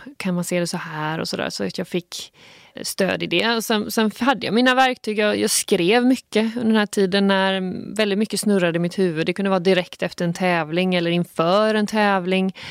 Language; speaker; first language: Swedish; native; Swedish